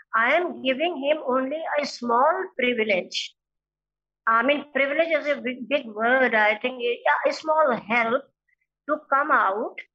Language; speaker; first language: English; non-native, local second language; Hindi